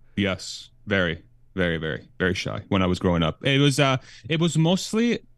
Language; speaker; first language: English; early bilingual, other home language; Persian